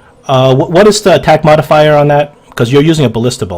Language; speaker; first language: English; native; English